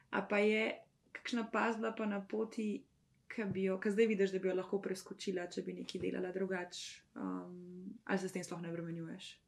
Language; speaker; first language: Slovenian; native; Slovenian